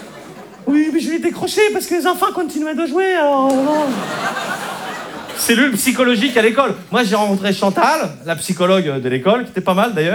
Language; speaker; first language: French; native; French